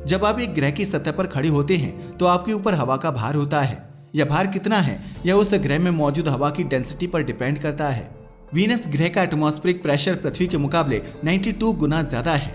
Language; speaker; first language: Hindi; native; Hindi